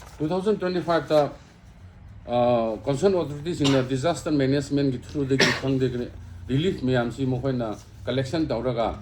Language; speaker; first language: Manipuri; non-native, local second language; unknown